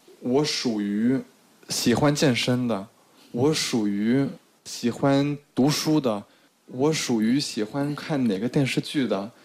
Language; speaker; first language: Chinese; non-native, fluent; French